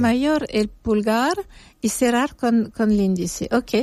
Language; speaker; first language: Spanish; non-native, fluent; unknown